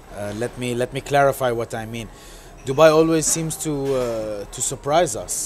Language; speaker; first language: English; non-native, local second language; Arabic